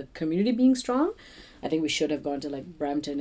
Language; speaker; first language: English; non-native, local second language; Bangla